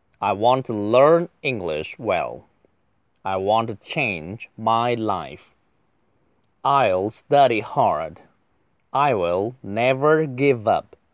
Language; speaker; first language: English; non-native, fluent; Chinese